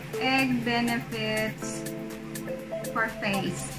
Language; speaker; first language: English; non-native, local second language; Filipino